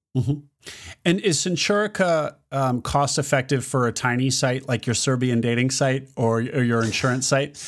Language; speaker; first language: English; native; English